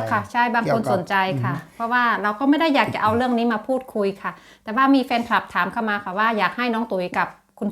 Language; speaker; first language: Thai; native; Thai